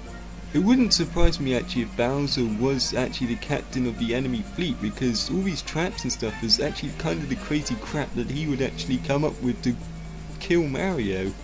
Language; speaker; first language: English; native; English